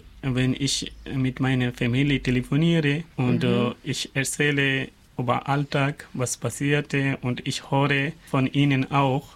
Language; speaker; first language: German; non-native, learner; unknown